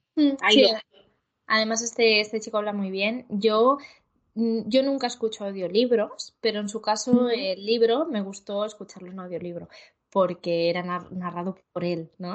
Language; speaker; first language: Spanish; native; Spanish